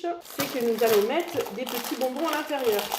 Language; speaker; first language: French; native; French